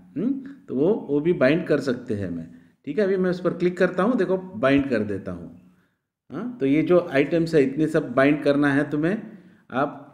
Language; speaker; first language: Hindi; non-native, local second language; Marathi